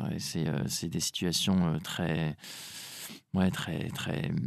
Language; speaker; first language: French; native; French